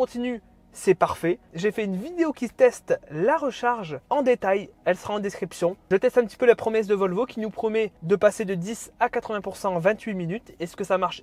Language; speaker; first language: French; native; French